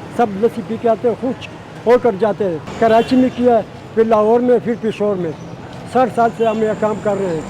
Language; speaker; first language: Urdu; non-native, local second language; Pashto